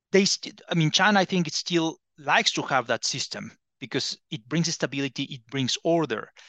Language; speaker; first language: English; non-native, fluent; Spanish